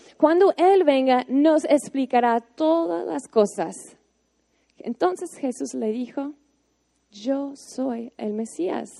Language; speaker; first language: Spanish; non-native, fluent; English